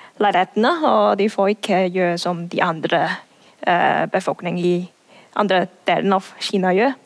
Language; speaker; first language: Norwegian; non-native, fluent; Cantonese